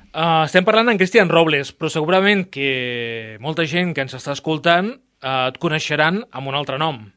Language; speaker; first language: Catalan; native; Catalan